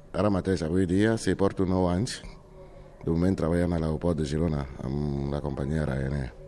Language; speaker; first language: Catalan; non-native, fluent; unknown